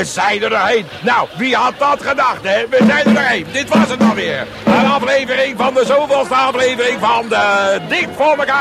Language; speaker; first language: Dutch; native; Dutch